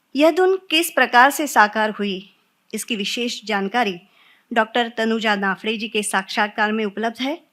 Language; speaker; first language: Hindi; non-native, local second language; Marathi